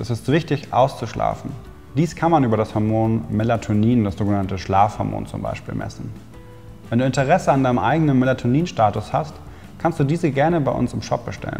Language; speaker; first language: German; native; German